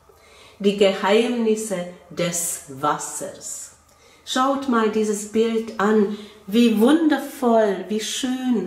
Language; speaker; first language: German; non-native, fluent; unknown